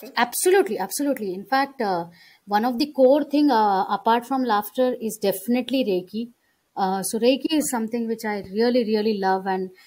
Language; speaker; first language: English; non-native, local second language; Gujarati